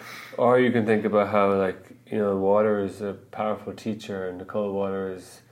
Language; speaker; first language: English; native; English